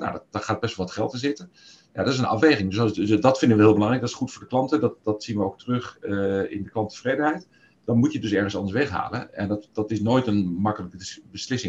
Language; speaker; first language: Dutch; native; Dutch